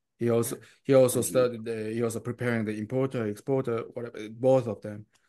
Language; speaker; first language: English; non-native, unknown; Korean